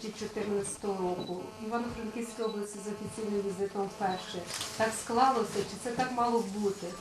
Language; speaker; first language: Ukrainian; native; Ukrainian